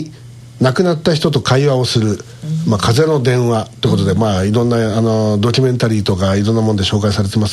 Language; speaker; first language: Japanese; native; Japanese